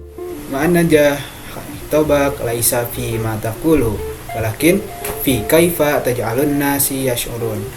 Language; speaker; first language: Arabic; non-native, learner; Indonesian